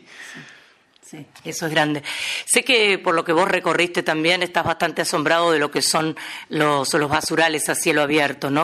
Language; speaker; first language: Spanish; native; Spanish